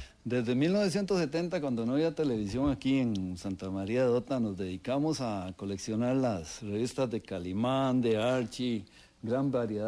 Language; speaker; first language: Spanish; native; Spanish